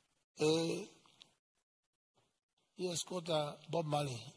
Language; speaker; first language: Italian; non-native, learner; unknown